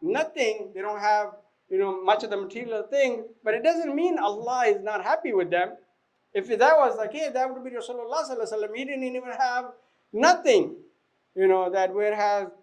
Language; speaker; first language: English; non-native, fluent; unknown